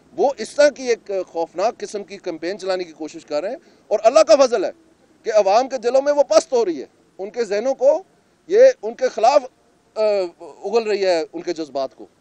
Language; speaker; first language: Urdu; non-native, local second language; Punjabi